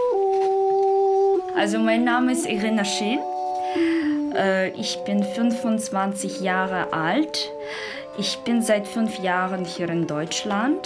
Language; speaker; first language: German; non-native, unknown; Uzbek